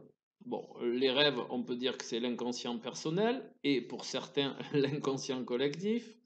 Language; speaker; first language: French; native; French